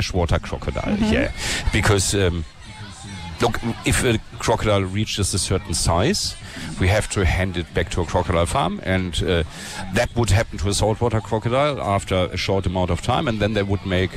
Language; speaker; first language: English; non-native, fluent; German